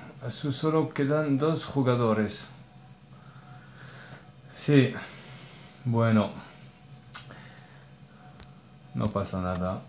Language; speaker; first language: Spanish; non-native, learner; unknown